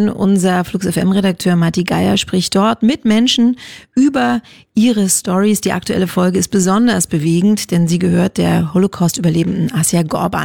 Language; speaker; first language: German; native; German